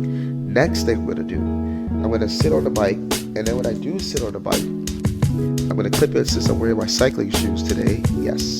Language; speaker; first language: English; native; English